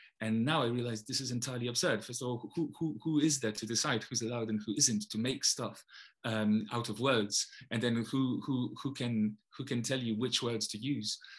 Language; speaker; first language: English; non-native, fluent; Polish